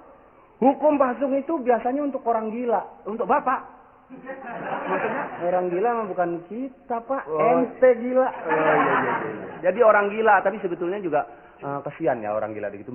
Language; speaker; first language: Indonesian; native; Indonesian